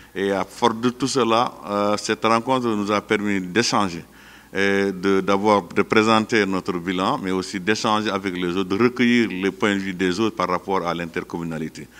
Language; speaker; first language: French; non-native, local second language; Wolof